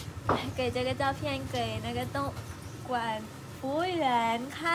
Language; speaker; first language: Chinese; non-native, learner; Lao